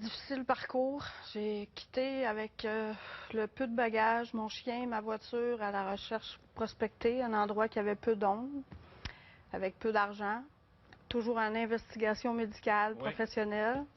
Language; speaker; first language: French; native; French